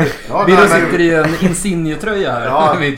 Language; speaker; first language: Swedish; native; Swedish